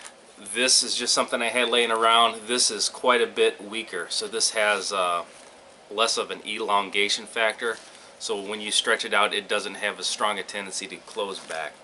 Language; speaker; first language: English; native; English